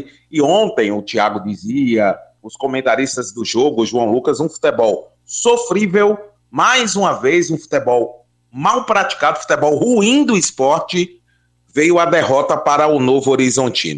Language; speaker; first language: Portuguese; native; Portuguese